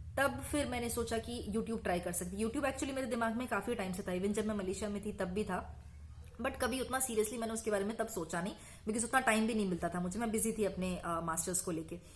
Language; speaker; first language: Hindi; native; Hindi